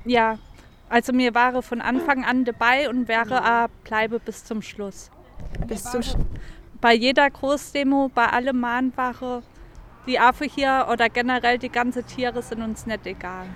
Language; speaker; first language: German; native; German